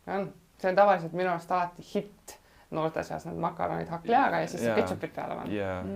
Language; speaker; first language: Estonian; native; Estonian